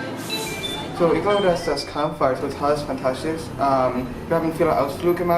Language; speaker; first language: German; non-native, learner; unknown